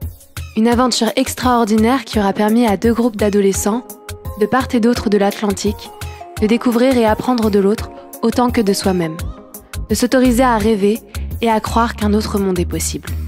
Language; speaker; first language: French; native; French